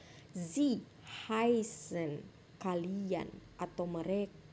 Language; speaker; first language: German; non-native, fluent; Indonesian